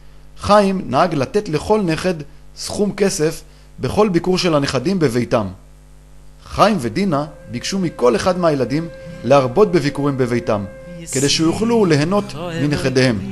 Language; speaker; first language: Hebrew; native; Hebrew